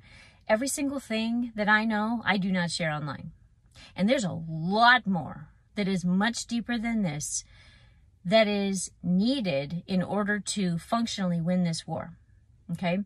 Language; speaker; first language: English; native; English